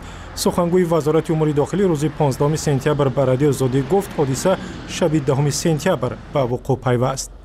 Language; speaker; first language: Persian; native; Persian